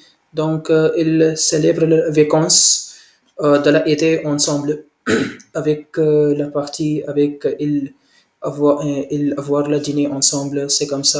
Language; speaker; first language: French; non-native, learner; Hindi